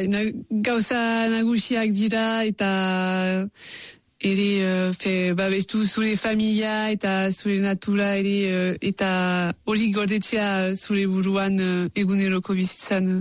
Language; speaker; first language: Basque; non-native, local second language; French